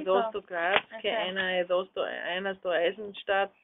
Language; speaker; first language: Greek; non-native, learner; German